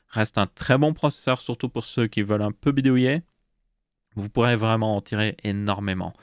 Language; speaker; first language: French; native; French